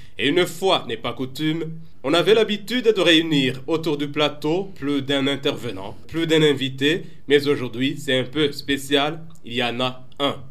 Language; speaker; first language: French; non-native, local second language; Rundi